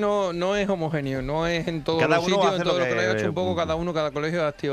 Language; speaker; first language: Spanish; native; Spanish